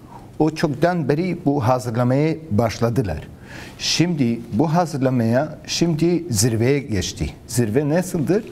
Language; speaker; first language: Turkish; non-native, learner; Kurdish